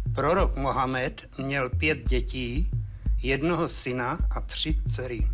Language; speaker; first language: Czech; native; Czech